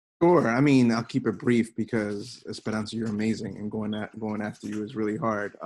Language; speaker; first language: English; native; English